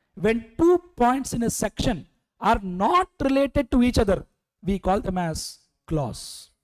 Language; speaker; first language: English; non-native, local second language; Telugu